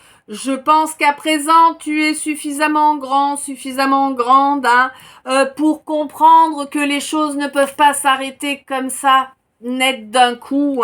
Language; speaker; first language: French; native; French